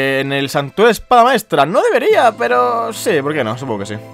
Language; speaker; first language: Spanish; native; Spanish